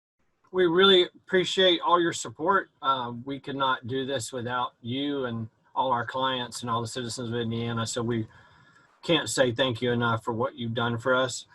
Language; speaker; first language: English; native; English